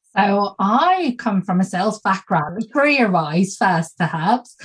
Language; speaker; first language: English; non-native, fluent; Swedish